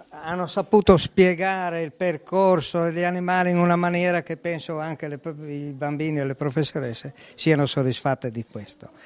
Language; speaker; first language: Italian; native; Italian